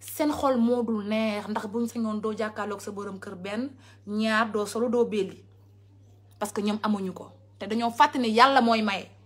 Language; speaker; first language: French; non-native, local second language; Wolof